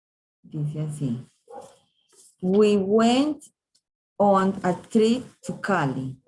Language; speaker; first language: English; non-native, learner; Spanish